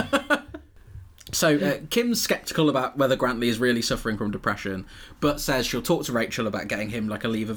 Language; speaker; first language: English; native; English